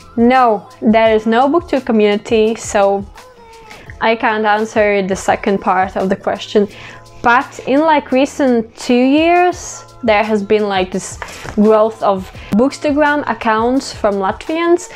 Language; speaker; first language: English; non-native, fluent; Latvian